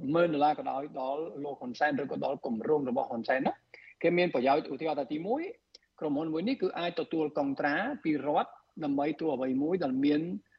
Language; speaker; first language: Khmer; non-native, fluent; Spanish